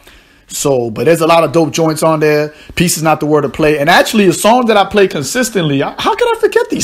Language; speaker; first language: English; native; English